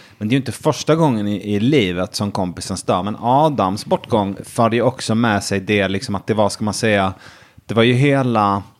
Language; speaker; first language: Swedish; native; Swedish